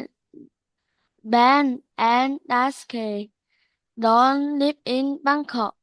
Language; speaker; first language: English; non-native, learner; Vietnamese